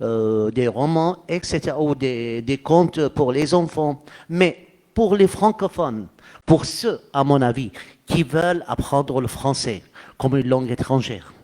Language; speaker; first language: French; non-native, fluent; Arabic